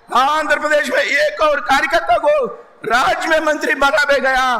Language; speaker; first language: Hindi; non-native, local second language; Telugu